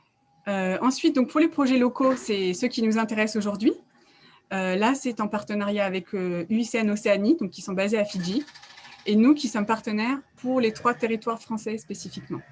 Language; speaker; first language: French; native; French